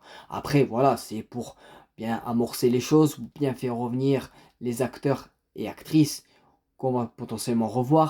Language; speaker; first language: French; native; French